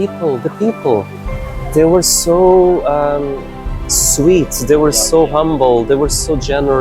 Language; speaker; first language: English; non-native, fluent; Portuguese